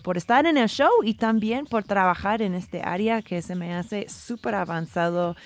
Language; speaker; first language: Spanish; non-native, fluent; English